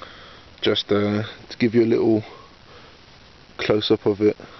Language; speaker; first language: English; native; English